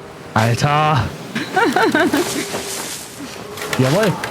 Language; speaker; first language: German; native; German